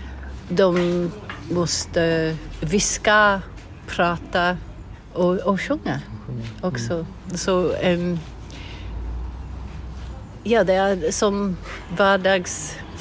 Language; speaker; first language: Swedish; non-native, fluent; English